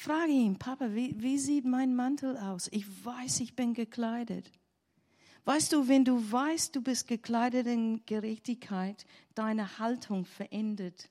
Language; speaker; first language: German; non-native, learner; English